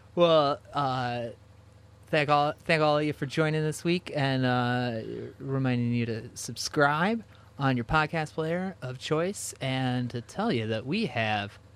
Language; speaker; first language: English; native; English